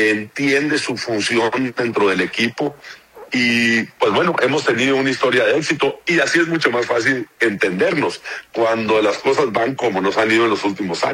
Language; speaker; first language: Spanish; native; Spanish